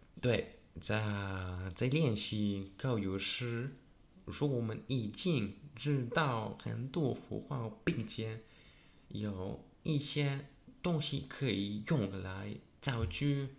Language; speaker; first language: Chinese; non-native, learner; Polish